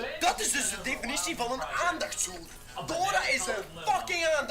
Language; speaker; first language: Dutch; native; Dutch